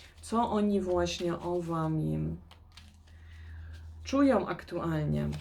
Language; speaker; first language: Polish; early bilingual, heritage; Polish